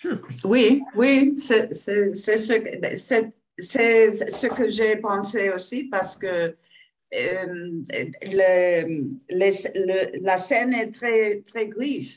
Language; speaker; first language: French; non-native, fluent; Spanish